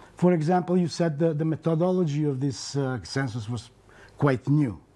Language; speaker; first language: English; non-native, fluent; Macedonian